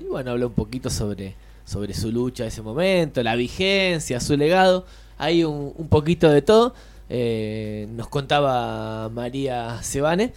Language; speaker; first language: Spanish; native; Spanish